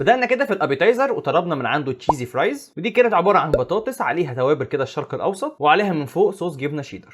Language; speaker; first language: Arabic; native; Arabic